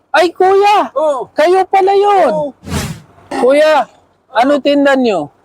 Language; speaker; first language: Filipino; non-native, learner; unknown